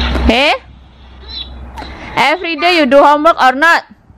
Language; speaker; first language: English; non-native, learner; Indonesian